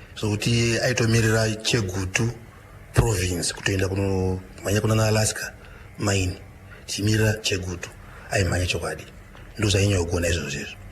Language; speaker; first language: Shona; native; Shona